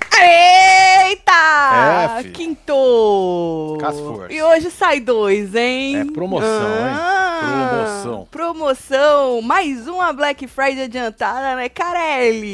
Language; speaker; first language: Portuguese; native; Portuguese